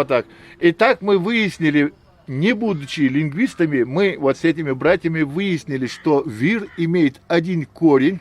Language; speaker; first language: Russian; non-native, local second language; Ingush